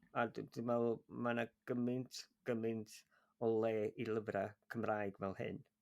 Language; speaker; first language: Welsh; native; Welsh